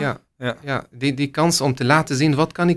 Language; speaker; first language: Dutch; non-native, learner; Arabic